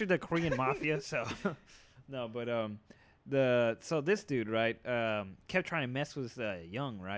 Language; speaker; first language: English; early bilingual, other home language; Spanish